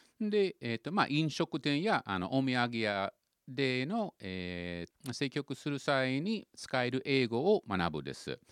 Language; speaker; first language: Japanese; non-native, fluent; English